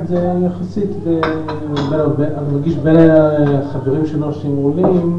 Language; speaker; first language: Hebrew; non-native, fluent; English